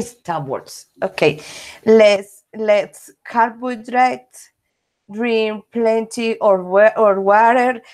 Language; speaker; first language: English; non-native, learner; Spanish